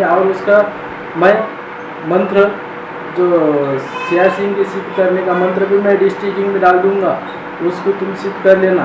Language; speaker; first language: Hindi; non-native, local second language; Marathi